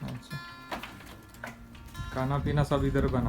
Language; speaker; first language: Hindi; non-native, local second language; Malayalam